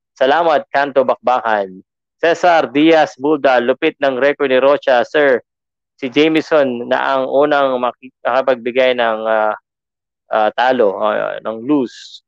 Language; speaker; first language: Filipino; native; Filipino